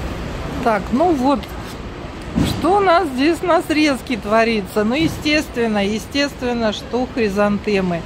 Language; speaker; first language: Russian; native; Russian